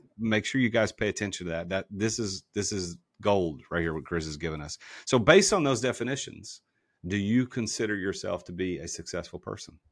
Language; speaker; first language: English; native; English